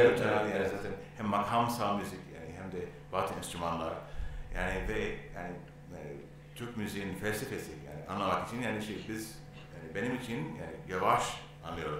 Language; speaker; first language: Turkish; non-native, learner; English